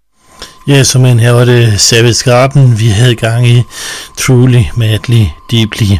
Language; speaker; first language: Danish; native; Danish